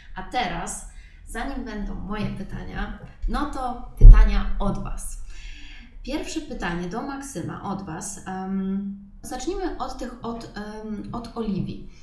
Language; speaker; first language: Polish; native; Polish